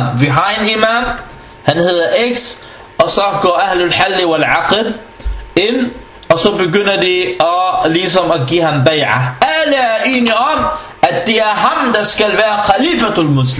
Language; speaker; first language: Danish; non-native, fluent; Arabic